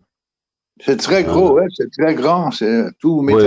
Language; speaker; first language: French; non-native, fluent; Dutch